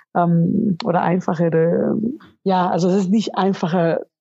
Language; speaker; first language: German; non-native, fluent; Spanish